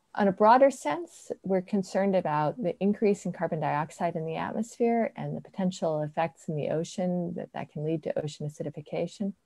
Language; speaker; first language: English; native; English